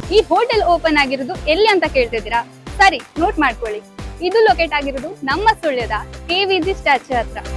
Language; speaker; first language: Kannada; native; Kannada